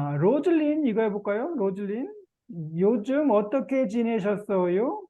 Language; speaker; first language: Korean; native; Korean